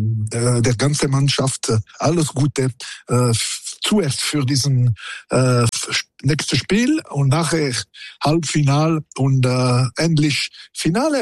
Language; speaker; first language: German; non-native, local second language; French